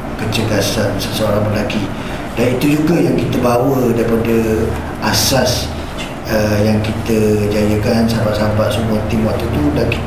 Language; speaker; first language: Malay; native; Malay